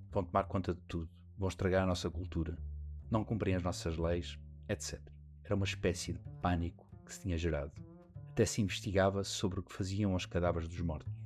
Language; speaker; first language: Portuguese; native; Portuguese